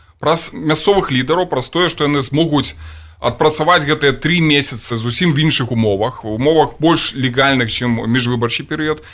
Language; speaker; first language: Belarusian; non-native, local second language; Russian